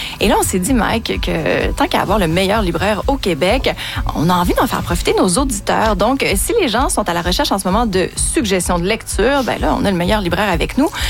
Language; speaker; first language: French; native; French